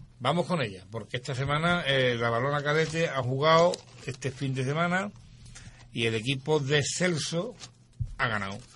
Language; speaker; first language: Spanish; native; Spanish